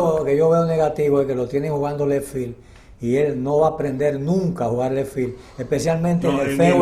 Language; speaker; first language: Spanish; native; Spanish